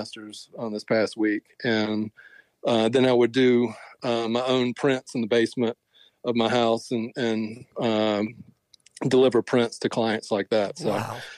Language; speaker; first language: English; native; English